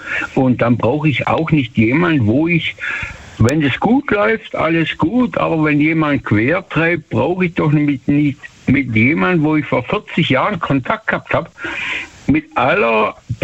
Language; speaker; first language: German; native; German